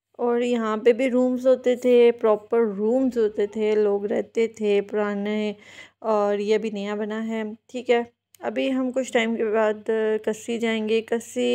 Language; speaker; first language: Urdu; native; Urdu